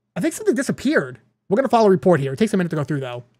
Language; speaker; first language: English; native; English